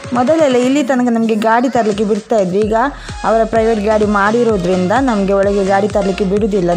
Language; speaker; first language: Kannada; non-native, local second language; Tulu